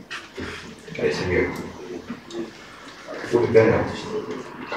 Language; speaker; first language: French; native; French